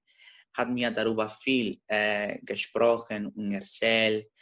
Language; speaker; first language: German; non-native, learner; Spanish